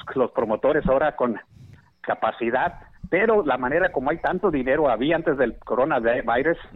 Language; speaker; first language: Spanish; native; Spanish